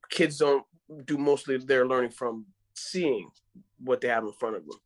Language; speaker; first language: English; non-native, fluent; Spanish